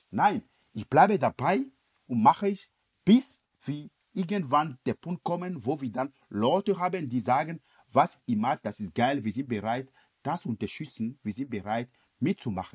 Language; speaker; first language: German; non-native, fluent; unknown